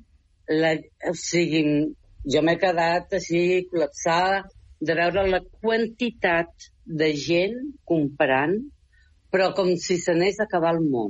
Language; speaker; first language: Catalan; native; Catalan